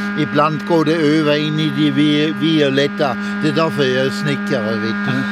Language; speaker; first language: Swedish; non-native, fluent; German